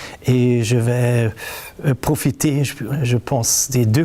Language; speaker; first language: French; non-native, fluent; German